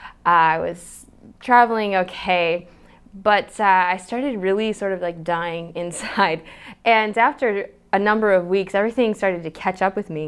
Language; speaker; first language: English; native; English